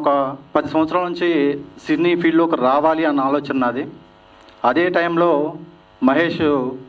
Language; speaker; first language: Telugu; native; Telugu